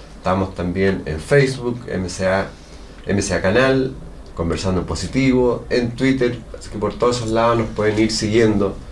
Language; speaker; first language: Spanish; native; Spanish